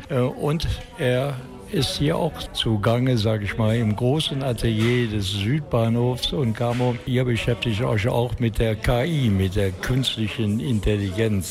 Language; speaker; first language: German; native; German